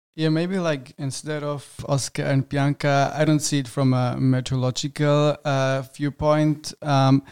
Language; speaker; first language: English; non-native, fluent; German